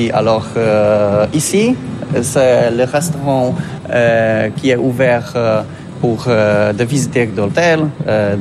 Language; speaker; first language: French; non-native, learner; Polish